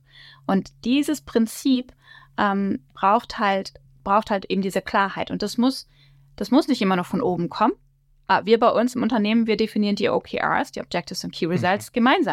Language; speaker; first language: German; native; German